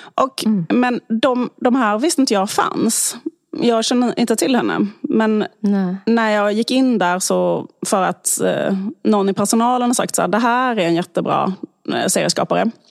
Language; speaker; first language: Swedish; native; Swedish